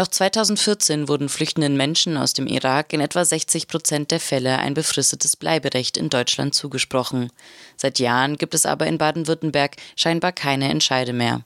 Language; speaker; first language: German; native; German